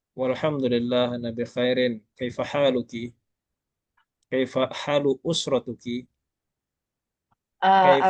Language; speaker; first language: Arabic; non-native, fluent; Malay